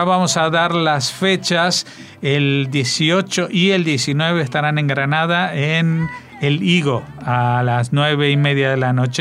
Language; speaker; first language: Spanish; native; Spanish